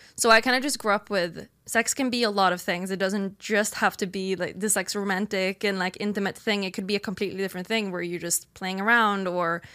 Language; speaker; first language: English; non-native, fluent; Swedish